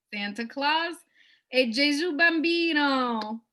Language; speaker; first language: Italian; non-native, fluent; English